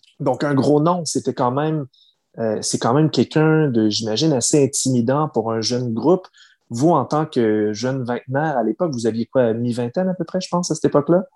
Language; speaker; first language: French; native; French